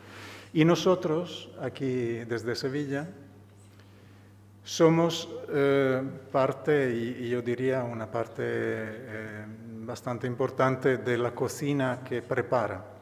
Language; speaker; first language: Spanish; non-native, fluent; Italian